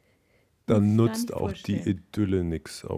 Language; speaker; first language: German; native; German